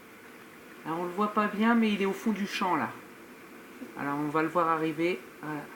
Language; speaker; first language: French; native; French